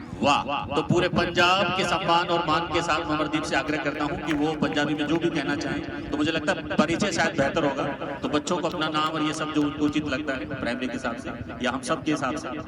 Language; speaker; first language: Hindi; native; Hindi